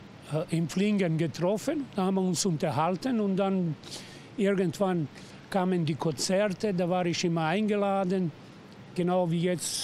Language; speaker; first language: German; non-native, fluent; Serbian